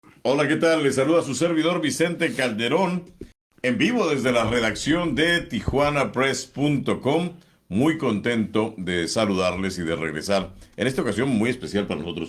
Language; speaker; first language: Spanish; native; Spanish